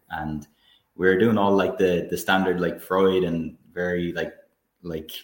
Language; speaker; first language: English; native; English